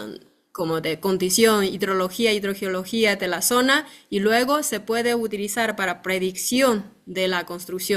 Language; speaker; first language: Spanish; non-native, fluent; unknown